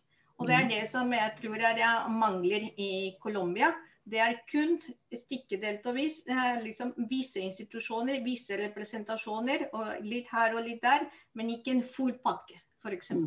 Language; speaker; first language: Norwegian; non-native, fluent; Spanish